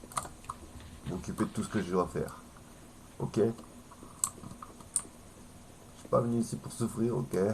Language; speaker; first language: French; native; French